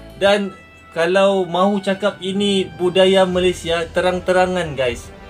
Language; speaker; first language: Malay; native; Malay